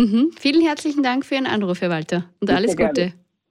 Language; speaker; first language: German; native; German